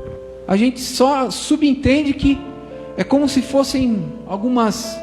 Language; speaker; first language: Portuguese; native; Portuguese